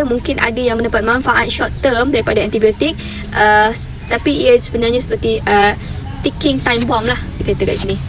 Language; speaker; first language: Malay; native; Malay